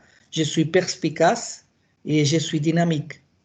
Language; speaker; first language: French; non-native, learner; Portuguese